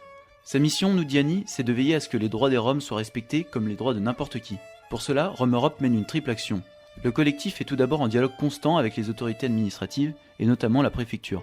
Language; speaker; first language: French; native; French